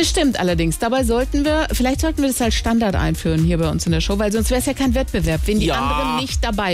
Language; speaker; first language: German; native; German